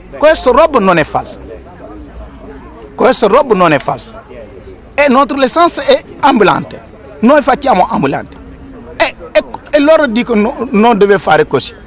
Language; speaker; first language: Italian; non-native, learner; Wolof